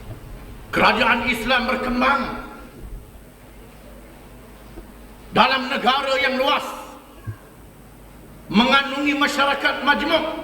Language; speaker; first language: Malay; native; Malay